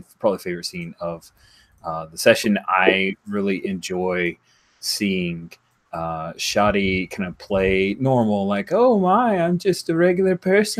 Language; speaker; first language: English; native; English